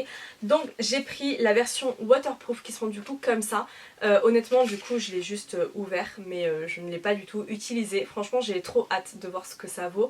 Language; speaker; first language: French; native; French